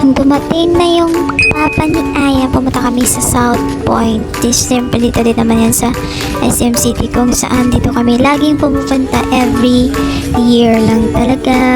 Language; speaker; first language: Filipino; non-native, local second language; Hiligaynon